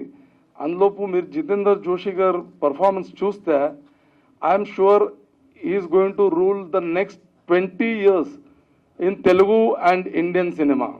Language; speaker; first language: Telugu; early bilingual, heritage; Telugu